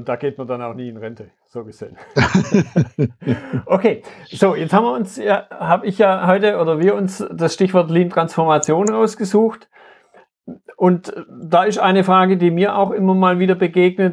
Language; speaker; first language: German; native; German